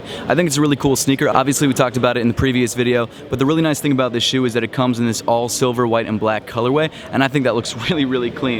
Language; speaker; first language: English; native; English